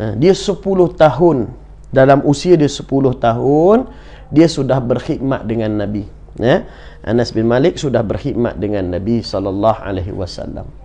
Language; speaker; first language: Malay; native; Malay